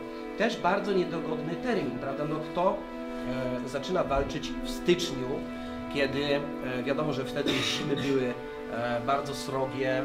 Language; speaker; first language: Polish; native; Polish